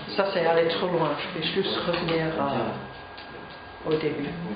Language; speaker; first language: French; non-native, fluent; English